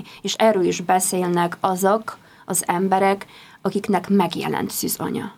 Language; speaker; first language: Hungarian; non-native, fluent; Polish